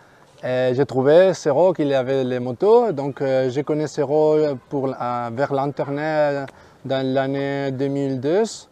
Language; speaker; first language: French; non-native, fluent; Spanish